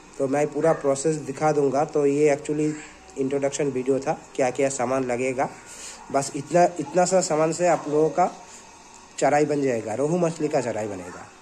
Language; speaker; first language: Hindi; non-native, local second language; Bangla